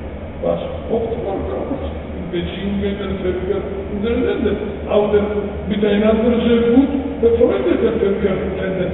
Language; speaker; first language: German; non-native, fluent; Polish